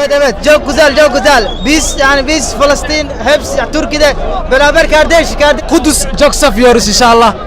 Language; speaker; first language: Turkish; non-native, learner; Arabic